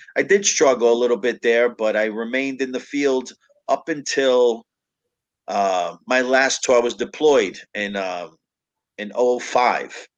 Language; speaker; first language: English; native; English